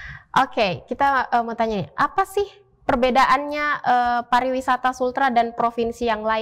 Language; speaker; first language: Indonesian; native; Indonesian